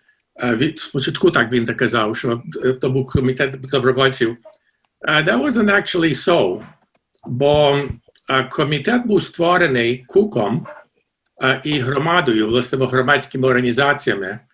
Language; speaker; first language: Ukrainian; early bilingual, heritage; Ukrainian